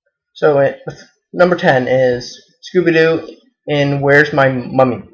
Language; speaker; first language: English; native; English